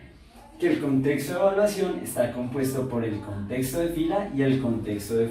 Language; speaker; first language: Spanish; native; Spanish